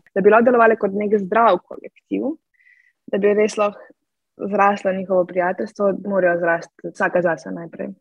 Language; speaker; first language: Slovenian; native; Slovenian